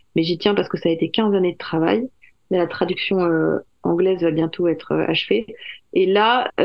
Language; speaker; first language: French; native; French